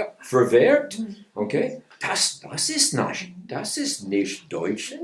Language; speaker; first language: German; non-native, learner; English